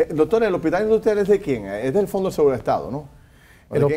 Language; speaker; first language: Spanish; native; Spanish